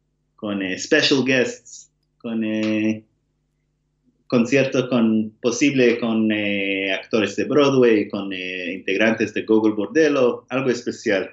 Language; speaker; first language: Spanish; non-native, learner; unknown